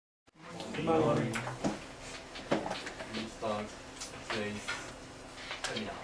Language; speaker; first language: English; non-native, learner; Japanese